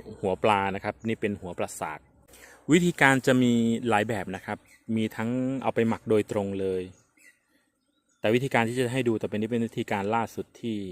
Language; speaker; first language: Thai; native; Thai